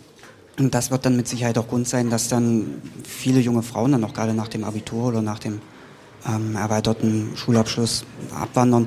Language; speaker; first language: German; native; German